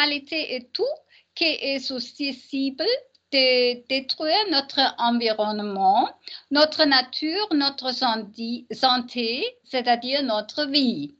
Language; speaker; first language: French; non-native, learner; German